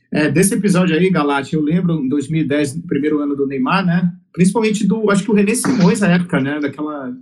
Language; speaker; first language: Portuguese; native; Portuguese